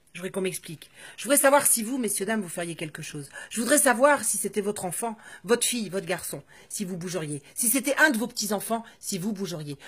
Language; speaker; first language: French; native; French